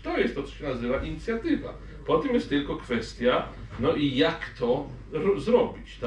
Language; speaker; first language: Polish; non-native, fluent; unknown